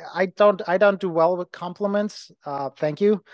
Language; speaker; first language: English; non-native, fluent; Ukrainian